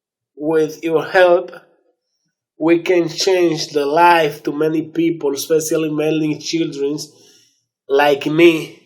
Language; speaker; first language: English; non-native, learner; Spanish